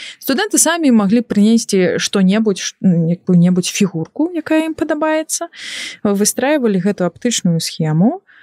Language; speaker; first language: Belarusian; non-native, local second language; Russian